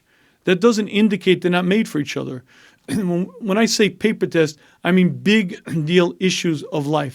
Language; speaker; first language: English; native; English